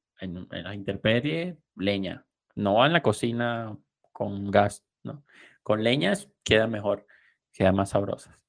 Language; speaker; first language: Spanish; native; Spanish